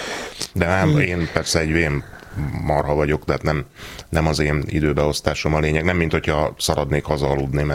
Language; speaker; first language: Hungarian; native; Hungarian